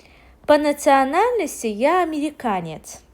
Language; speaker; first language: Russian; non-native, learner; Azerbaijani